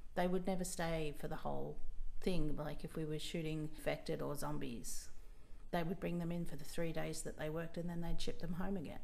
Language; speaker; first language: English; native; English